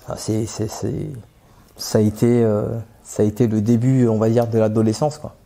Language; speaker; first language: French; native; French